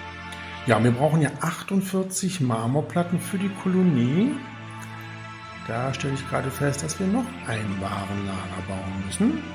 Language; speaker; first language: German; native; German